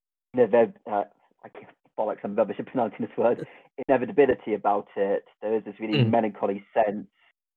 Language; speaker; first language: English; native; English